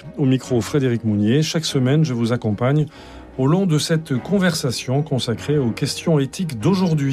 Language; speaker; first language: French; native; French